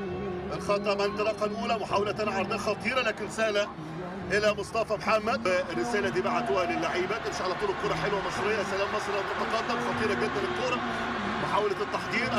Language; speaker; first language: Arabic; native; Arabic